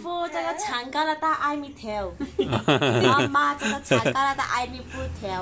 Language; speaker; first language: Chinese; non-native, learner; Nepali